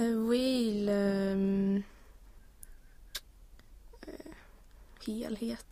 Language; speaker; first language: French; non-native, learner; Swedish